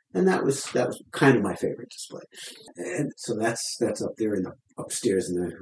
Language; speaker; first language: English; native; English